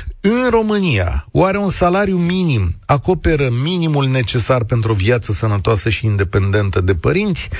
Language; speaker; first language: Romanian; native; Romanian